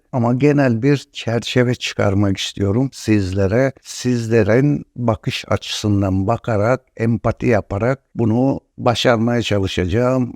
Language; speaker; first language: Turkish; native; Turkish